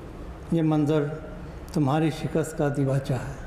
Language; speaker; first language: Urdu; non-native, local second language; Punjabi